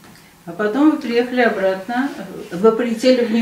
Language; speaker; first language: Russian; native; Russian